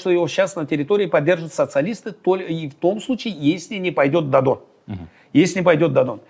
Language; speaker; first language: Russian; non-native, local second language; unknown